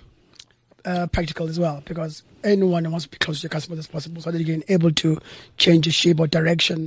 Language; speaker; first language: English; non-native, local second language; Xhosa